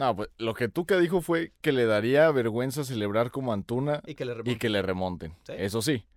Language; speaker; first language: Spanish; native; Spanish